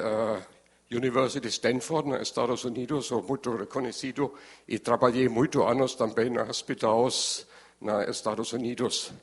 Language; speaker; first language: Portuguese; non-native, learner; German